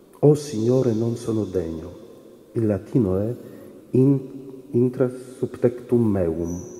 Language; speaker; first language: Italian; non-native, fluent; Polish